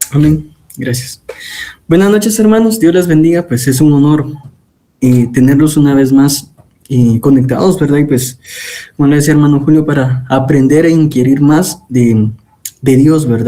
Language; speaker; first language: Spanish; native; Spanish